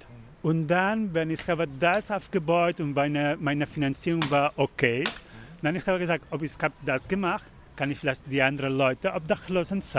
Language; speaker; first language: German; non-native, learner; Spanish